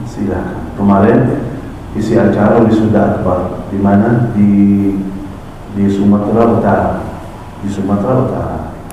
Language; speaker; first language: Malay; non-native, fluent; Arabic